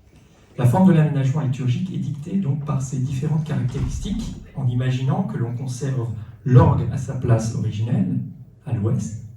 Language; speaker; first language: French; native; French